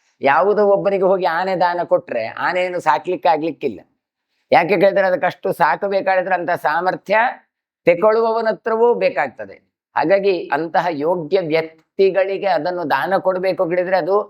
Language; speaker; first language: Kannada; non-native, local second language; Tulu